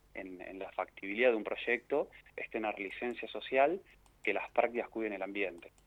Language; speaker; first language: Spanish; native; Spanish